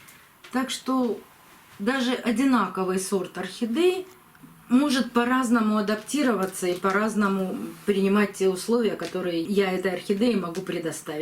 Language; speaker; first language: Russian; native; Russian